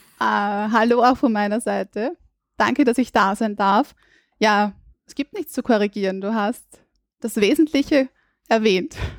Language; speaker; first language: German; native; German